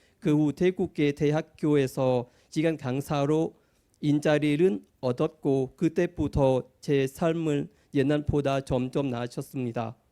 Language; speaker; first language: Korean; non-native, fluent; Thai